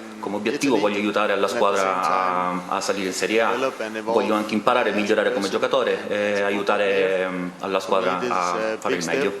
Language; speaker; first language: Italian; non-native, learner; Danish